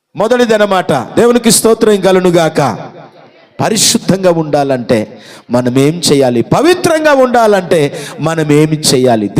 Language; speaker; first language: Telugu; non-native, local second language; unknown